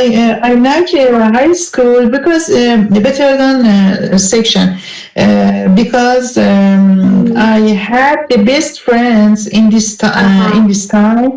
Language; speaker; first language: English; non-native, learner; Persian